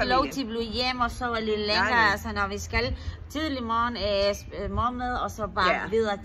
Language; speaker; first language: Danish; non-native, learner; Spanish